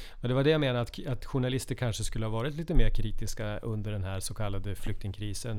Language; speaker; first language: Swedish; native; Swedish